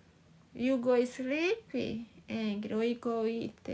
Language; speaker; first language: English; non-native, learner; Portuguese